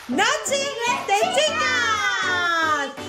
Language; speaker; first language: Spanish; native; Spanish